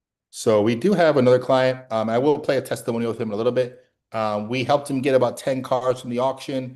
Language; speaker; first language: English; native; English